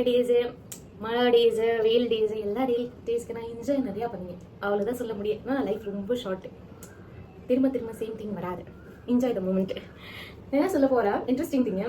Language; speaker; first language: Tamil; non-native, learner; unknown